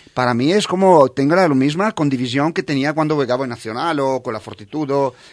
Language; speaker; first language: Spanish; non-native, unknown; Italian